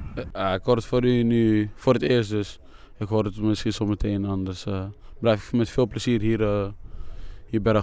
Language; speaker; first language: Dutch; native; Dutch